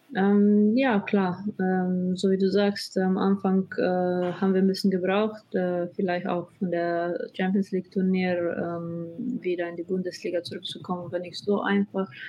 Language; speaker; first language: German; non-native, fluent; Slovenian